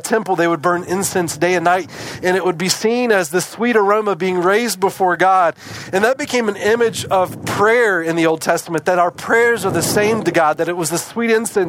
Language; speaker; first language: English; native; English